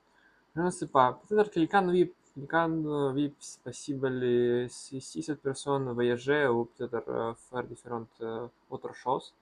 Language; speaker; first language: French; non-native, learner; Russian